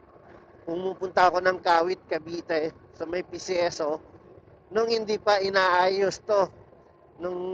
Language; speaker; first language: Filipino; native; Filipino